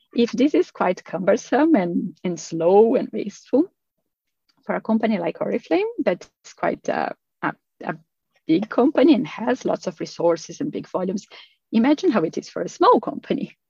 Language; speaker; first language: English; non-native, fluent; Portuguese